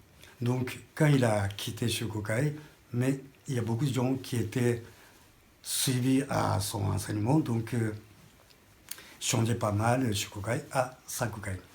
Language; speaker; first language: French; non-native, learner; Japanese